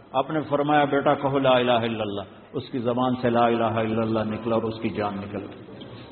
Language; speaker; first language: Urdu; non-native, local second language; Punjabi